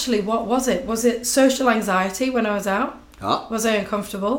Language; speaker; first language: English; native; English